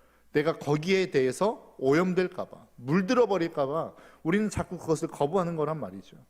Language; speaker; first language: Korean; native; Korean